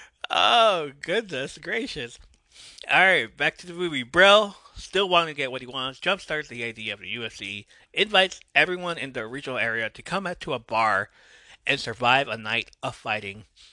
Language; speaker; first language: English; early bilingual, other home language; Spanish